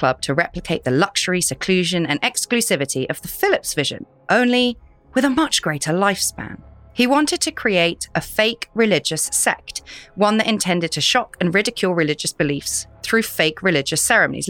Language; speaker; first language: English; native; English